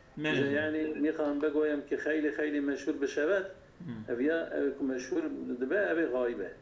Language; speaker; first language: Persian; non-native, learner; Kurdish